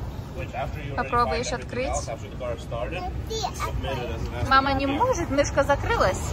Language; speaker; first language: Russian; early bilingual, heritage; Russian